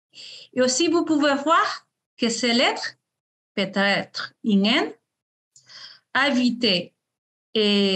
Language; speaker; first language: French; non-native, fluent; Spanish